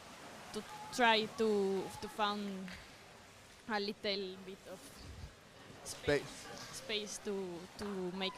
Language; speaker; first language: English; non-native, learner; Spanish